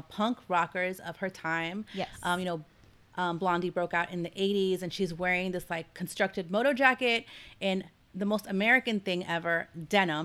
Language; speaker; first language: English; native; English